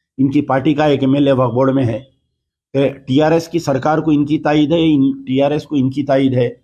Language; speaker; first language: Hindi; non-native, local second language; Urdu